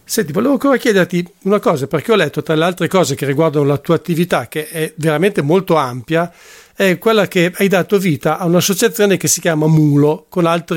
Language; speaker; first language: Italian; native; Italian